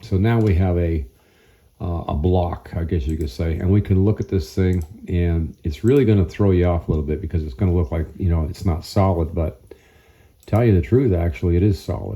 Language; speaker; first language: English; native; English